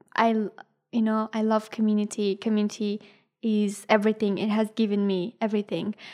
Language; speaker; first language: English; non-native, fluent; Persian